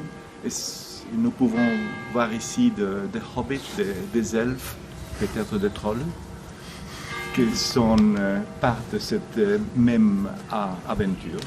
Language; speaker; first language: French; non-native, fluent; Spanish